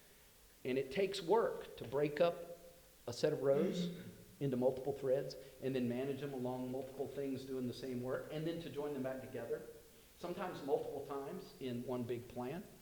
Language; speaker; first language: English; native; English